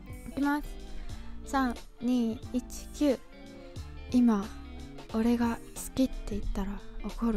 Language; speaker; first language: Japanese; early bilingual, other home language; English